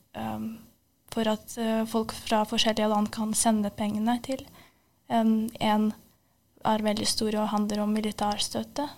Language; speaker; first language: Norwegian; non-native, fluent; Ukrainian